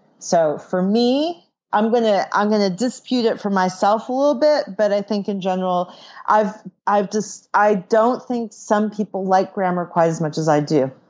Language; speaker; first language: English; native; English